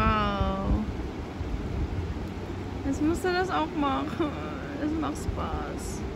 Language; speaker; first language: German; non-native, learner; Filipino